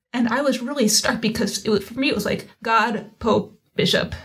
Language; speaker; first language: English; native; English